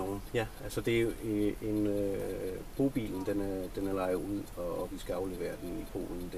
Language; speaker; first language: Danish; non-native, fluent; Polish